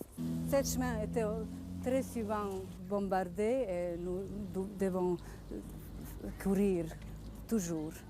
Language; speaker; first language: French; non-native, learner; Bosnian